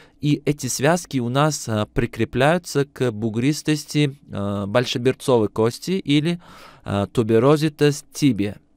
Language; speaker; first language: Russian; non-native, local second language; Uzbek